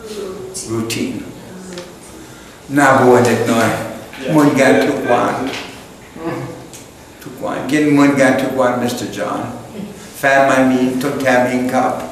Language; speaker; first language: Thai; non-native, learner; English